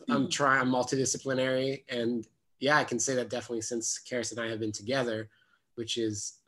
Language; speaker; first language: English; non-native, fluent; French